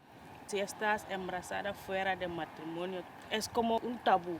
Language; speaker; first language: Spanish; non-native, fluent; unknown